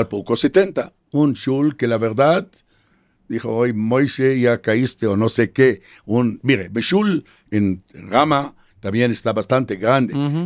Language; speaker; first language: Spanish; non-native, fluent; Hebrew